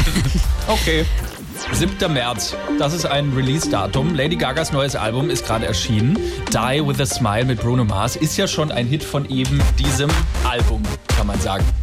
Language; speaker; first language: German; native; German